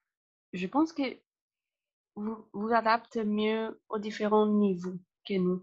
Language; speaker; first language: French; non-native, fluent; Spanish